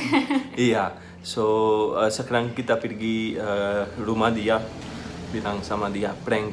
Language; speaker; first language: Indonesian; non-native, learner; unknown